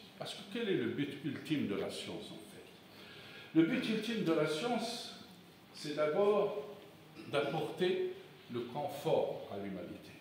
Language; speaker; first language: French; non-native, local second language; Arabic